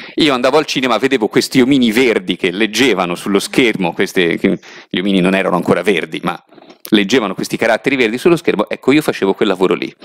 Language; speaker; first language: Italian; native; Italian